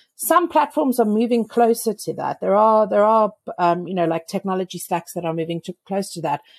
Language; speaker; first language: English; native; English